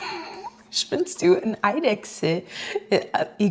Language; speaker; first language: German; non-native, fluent; English